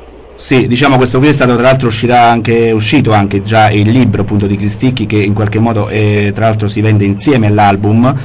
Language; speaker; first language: Italian; native; Italian